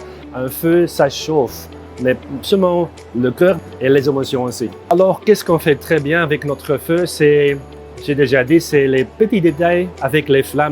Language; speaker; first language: French; non-native, fluent; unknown